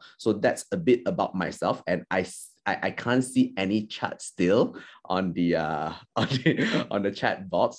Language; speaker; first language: English; non-native, local second language; Chinese